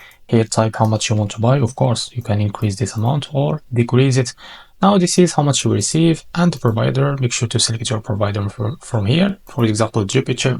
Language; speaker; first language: English; non-native, fluent; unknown